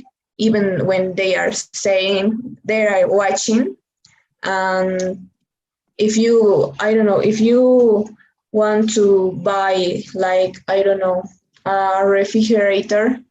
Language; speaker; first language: English; non-native, learner; Spanish